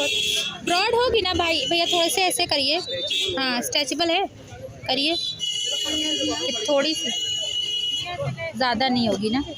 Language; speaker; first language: Hindi; native; Hindi